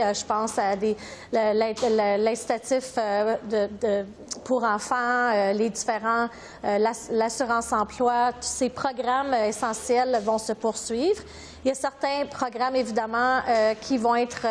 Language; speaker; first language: French; native; French